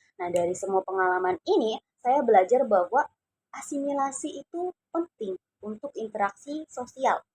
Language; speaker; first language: Indonesian; non-native, local second language; Javanese